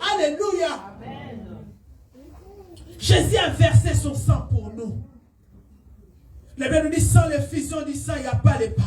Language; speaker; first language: French; non-native, local second language; Lingala